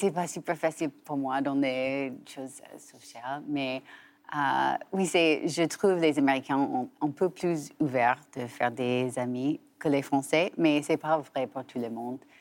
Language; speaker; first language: French; non-native, learner; English